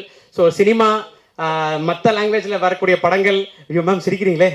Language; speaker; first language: Tamil; native; Tamil